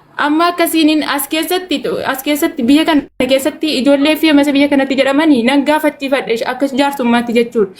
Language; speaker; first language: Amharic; non-native, local second language; Oromo